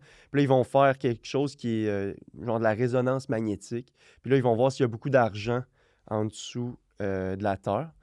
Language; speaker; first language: French; native; French